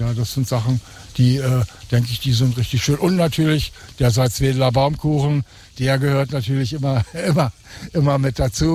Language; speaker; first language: German; native; German